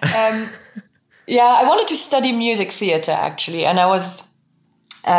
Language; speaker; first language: English; non-native, fluent; French